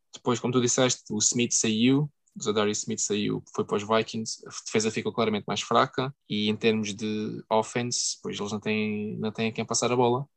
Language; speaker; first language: Portuguese; native; Portuguese